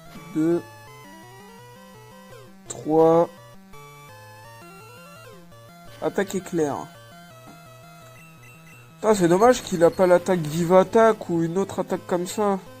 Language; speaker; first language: French; native; French